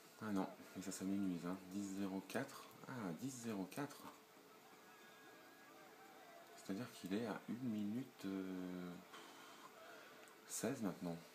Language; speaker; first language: French; native; French